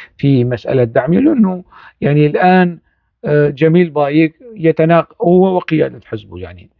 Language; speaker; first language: Arabic; non-native, local second language; Kurdish